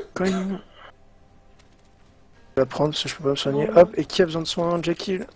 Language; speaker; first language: French; native; French